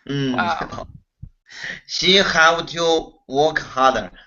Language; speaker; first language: English; non-native, learner; Chinese